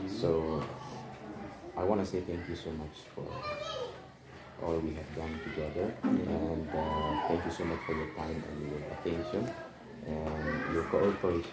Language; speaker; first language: English; non-native, learner; Indonesian